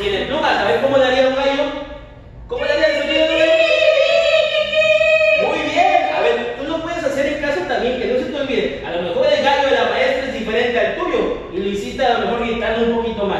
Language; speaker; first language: Spanish; native; Spanish